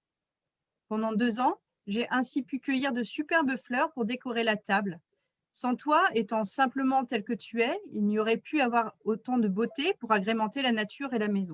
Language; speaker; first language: French; native; French